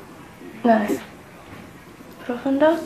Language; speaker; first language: Spanish; non-native, learner; English